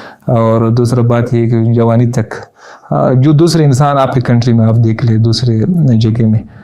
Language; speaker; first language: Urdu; non-native, learner; Pashto